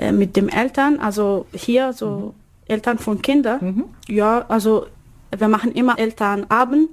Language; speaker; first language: German; non-native, learner; Arabic